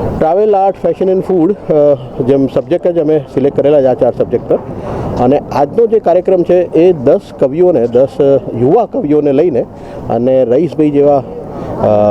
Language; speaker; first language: Gujarati; native; Gujarati